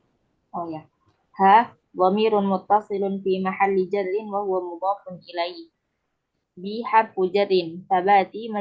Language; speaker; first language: Arabic; non-native, learner; Indonesian